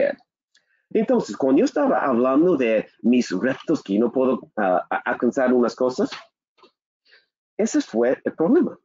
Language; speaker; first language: Spanish; non-native, learner; English